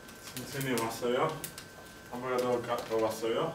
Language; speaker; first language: Korean; non-native, learner; English